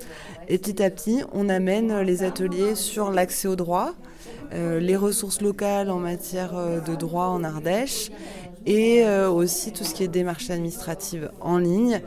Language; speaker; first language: French; native; French